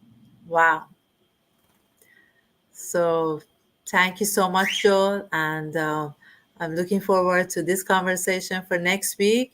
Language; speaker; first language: English; non-native, fluent; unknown